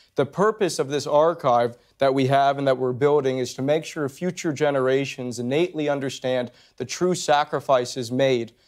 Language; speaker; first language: English; native; English